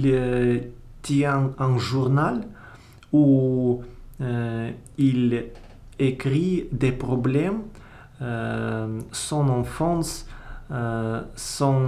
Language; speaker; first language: French; non-native, learner; Russian